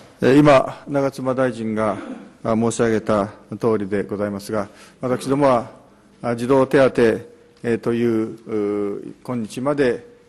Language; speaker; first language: Japanese; native; Japanese